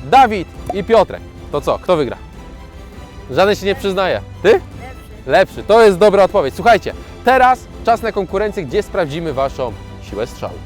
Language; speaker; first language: Polish; native; Polish